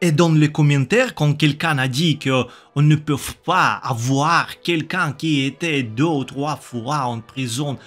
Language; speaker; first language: French; non-native, learner; Russian